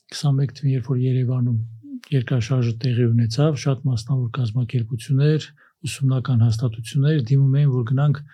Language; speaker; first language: Armenian; native; Armenian